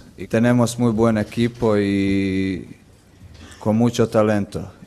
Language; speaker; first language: Spanish; non-native, fluent; Croatian